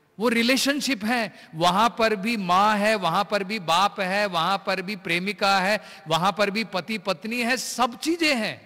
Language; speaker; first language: Hindi; native; Hindi